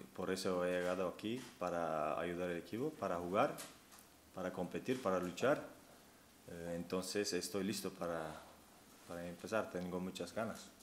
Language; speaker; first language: Spanish; non-native, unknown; Turkish